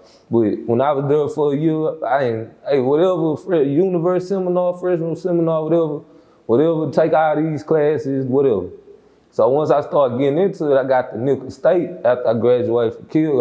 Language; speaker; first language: English; native; English